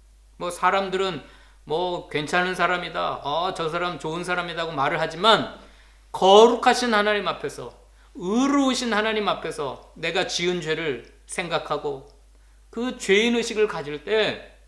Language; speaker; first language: Korean; native; Korean